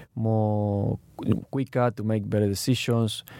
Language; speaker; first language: English; non-native, learner; Spanish